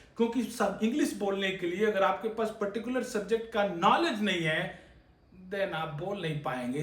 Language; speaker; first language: Hindi; native; Hindi